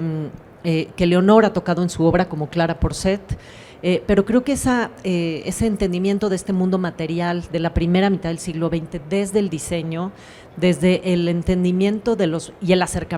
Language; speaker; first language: Spanish; native; Spanish